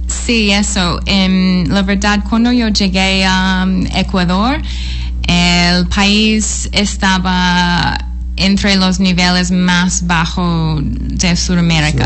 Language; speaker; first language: Spanish; non-native, fluent; English